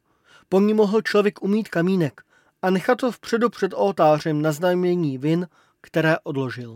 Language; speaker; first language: Czech; native; Czech